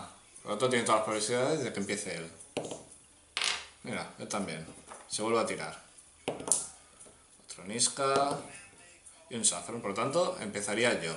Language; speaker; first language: Spanish; native; Spanish